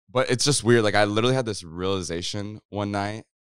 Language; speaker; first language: English; native; English